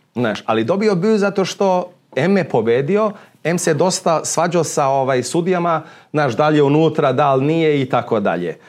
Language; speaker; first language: Serbian; early bilingual, heritage; Serbian